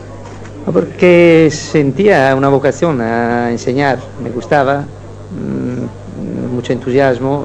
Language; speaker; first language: Spanish; non-native, fluent; Italian